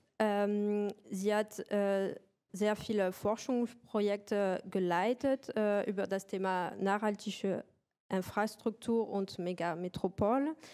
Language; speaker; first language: German; non-native, fluent; French